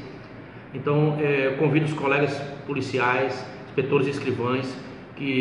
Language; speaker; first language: Portuguese; native; Portuguese